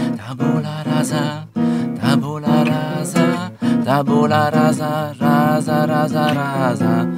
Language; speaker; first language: Italian; native; Italian